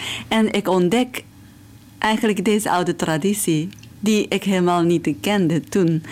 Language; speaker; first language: Dutch; non-native, fluent; Japanese